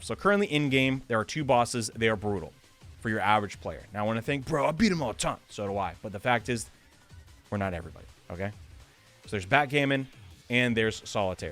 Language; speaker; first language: English; native; English